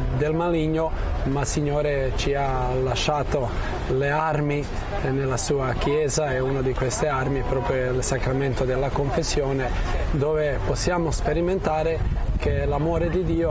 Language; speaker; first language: Italian; non-native, fluent; Croatian